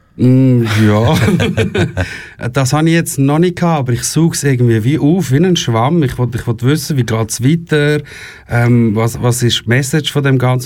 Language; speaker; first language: German; native; German